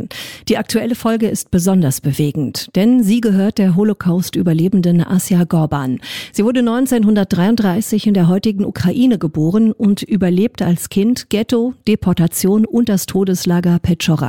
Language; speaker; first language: German; native; German